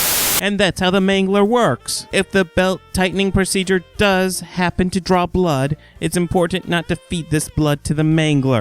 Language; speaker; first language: English; native; English